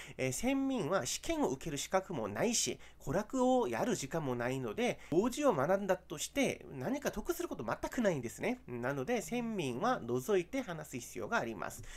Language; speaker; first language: Japanese; non-native, fluent; Korean